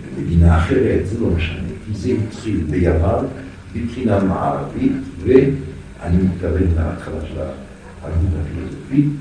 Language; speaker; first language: Hebrew; non-native, fluent; French